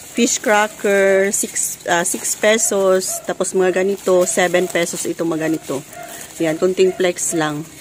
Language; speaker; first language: Filipino; native; Filipino